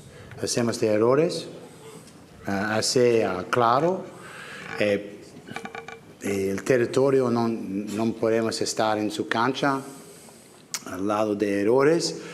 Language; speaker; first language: Spanish; non-native, learner; English